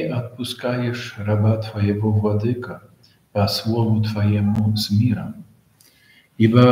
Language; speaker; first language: Russian; non-native, fluent; Polish